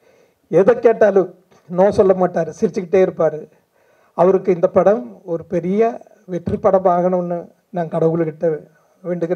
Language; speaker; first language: Tamil; non-native, fluent; Malayalam